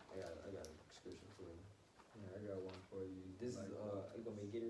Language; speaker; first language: English; native; English